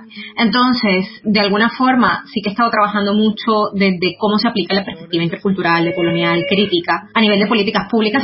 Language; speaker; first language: Spanish; native; Spanish